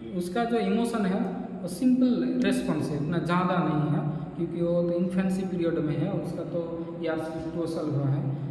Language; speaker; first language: Hindi; non-native, local second language; Bangla